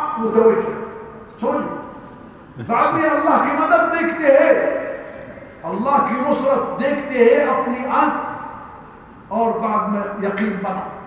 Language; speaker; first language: Urdu; non-native, learner; Arabic